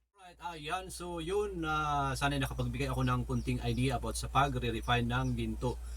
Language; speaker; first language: Filipino; native; Filipino